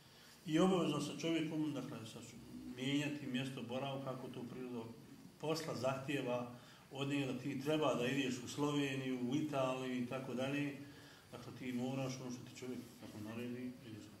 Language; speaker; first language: Bosnian; native; Bosnian